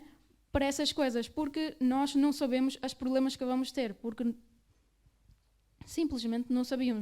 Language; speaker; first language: Portuguese; early bilingual, other home language; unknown